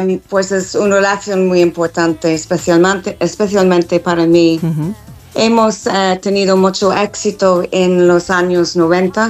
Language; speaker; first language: Spanish; non-native, fluent; English